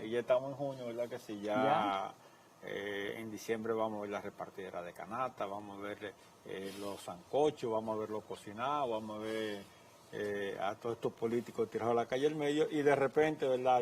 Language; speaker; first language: Spanish; native; Spanish